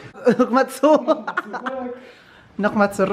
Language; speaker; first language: German; non-native, learner; Filipino